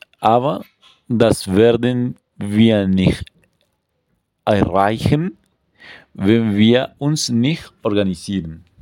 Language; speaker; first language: German; non-native, learner; Spanish